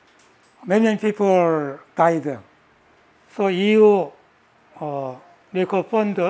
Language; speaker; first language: English; non-native, learner; Korean